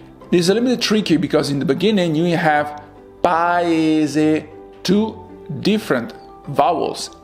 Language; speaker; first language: English; non-native, fluent; Italian